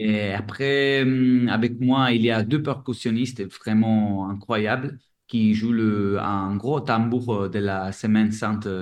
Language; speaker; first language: French; non-native, fluent; Italian